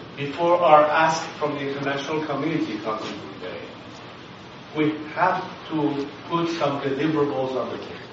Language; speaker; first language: English; non-native, fluent; Persian